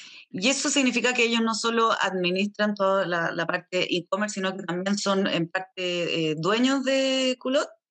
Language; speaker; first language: Spanish; native; Spanish